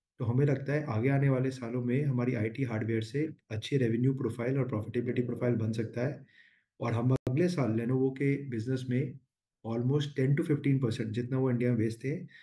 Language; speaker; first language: Hindi; native; Hindi